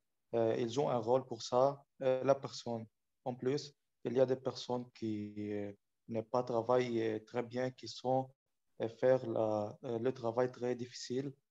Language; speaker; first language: French; non-native, learner; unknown